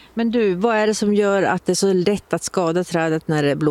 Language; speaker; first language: Swedish; native; Swedish